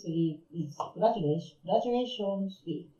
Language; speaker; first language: English; non-native, learner; Japanese